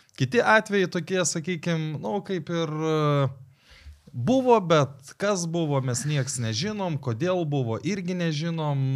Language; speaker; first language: Lithuanian; native; Lithuanian